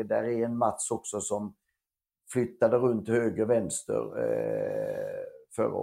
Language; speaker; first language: Swedish; native; Swedish